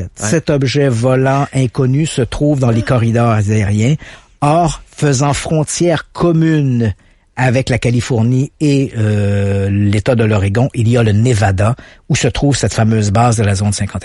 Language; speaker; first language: French; native; French